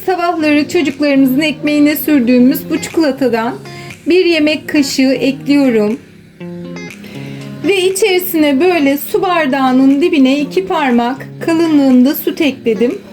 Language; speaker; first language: Turkish; native; Turkish